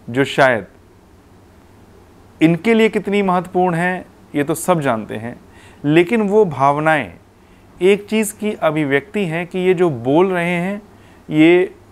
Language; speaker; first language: Hindi; non-native, local second language; Punjabi